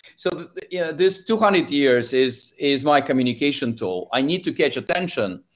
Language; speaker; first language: English; non-native, fluent; Russian